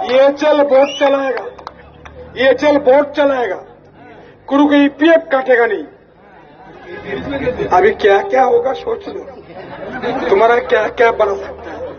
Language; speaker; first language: Hindi; non-native, local second language; Bangla